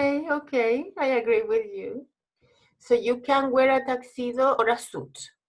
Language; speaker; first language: English; non-native, fluent; Spanish